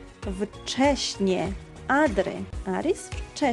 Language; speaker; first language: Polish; non-native, fluent; Georgian